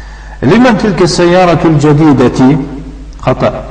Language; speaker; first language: Arabic; non-native, fluent; Tajik